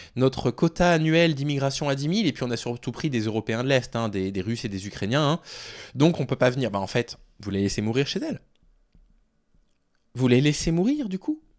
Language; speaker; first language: French; native; French